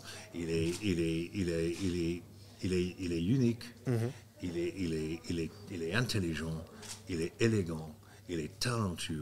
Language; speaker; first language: French; non-native, fluent; English